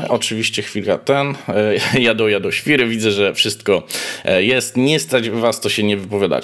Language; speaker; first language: Polish; native; Polish